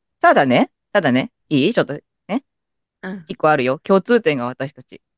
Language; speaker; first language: Japanese; native; Japanese